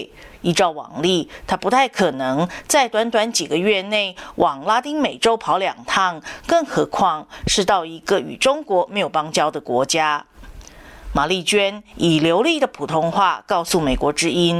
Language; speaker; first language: Chinese; native; Chinese